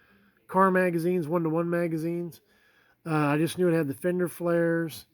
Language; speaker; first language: English; native; English